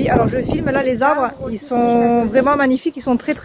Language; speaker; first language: French; native; French